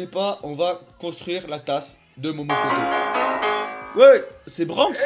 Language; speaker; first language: French; native; French